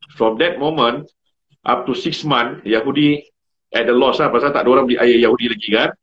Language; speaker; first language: English; non-native, learner; Malay